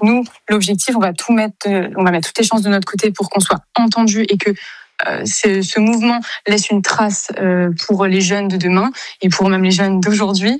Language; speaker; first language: French; native; French